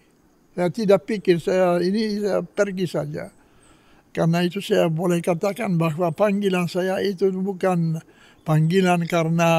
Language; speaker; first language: Indonesian; non-native, fluent; Polish